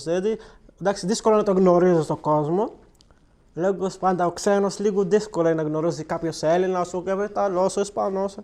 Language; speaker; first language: Greek; non-native, learner; Arabic